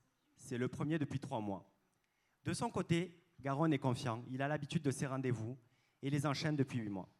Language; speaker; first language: French; native; French